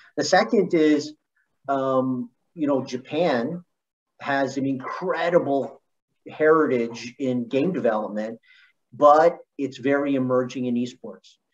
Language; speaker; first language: English; native; English